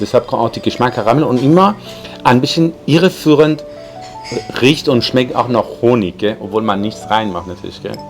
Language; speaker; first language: German; non-native, fluent; Persian